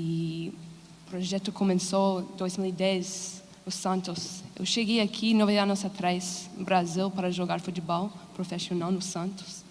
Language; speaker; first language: Portuguese; non-native, fluent; English